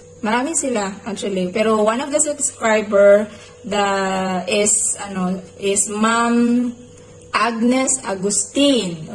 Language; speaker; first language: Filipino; non-native, local second language; Cebuano